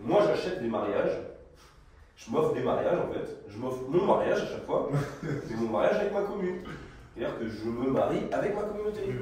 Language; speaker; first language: French; native; French